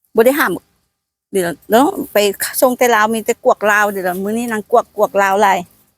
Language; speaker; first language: Thai; native; Thai